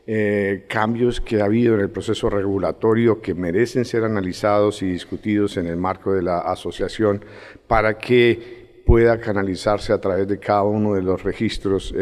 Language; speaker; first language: Spanish; native; Spanish